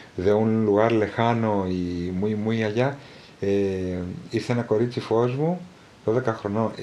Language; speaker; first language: Spanish; non-native, fluent; Greek